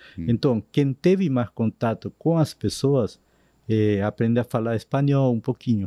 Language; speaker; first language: Portuguese; non-native, fluent; Spanish